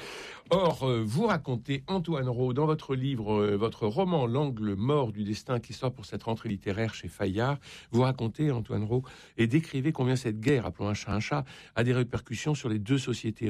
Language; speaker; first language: French; native; French